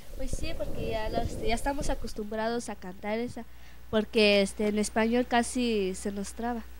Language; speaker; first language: Spanish; non-native, local second language; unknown